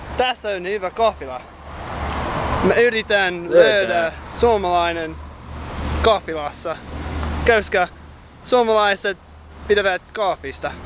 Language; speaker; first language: Finnish; non-native, learner; English